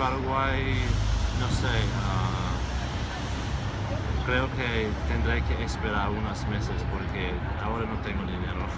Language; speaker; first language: Spanish; non-native, fluent; English